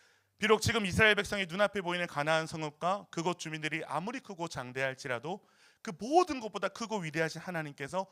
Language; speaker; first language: Korean; native; Korean